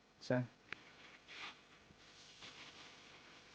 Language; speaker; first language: Hindi; non-native, local second language; Karbi